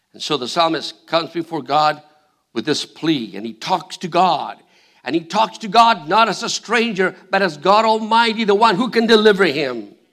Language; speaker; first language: English; non-native, fluent; Spanish